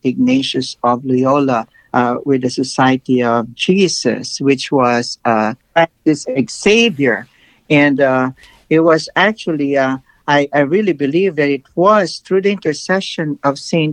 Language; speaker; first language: English; non-native, local second language; Filipino